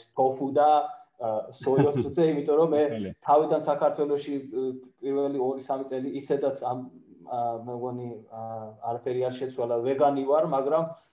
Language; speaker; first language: Georgian; non-native, fluent; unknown